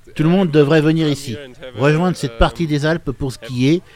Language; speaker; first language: French; non-native, fluent; German